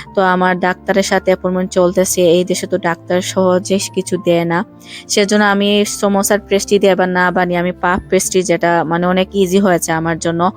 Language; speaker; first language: Bangla; non-native, local second language; Sylheti